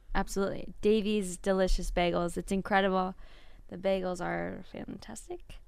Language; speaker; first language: English; native; English